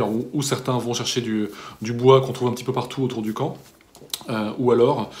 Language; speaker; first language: French; native; French